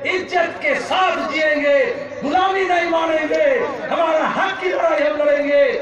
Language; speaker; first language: Hindi; non-native, local second language; Bangla